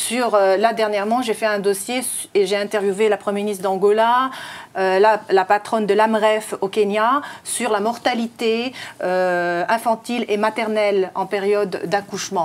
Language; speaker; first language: French; native; French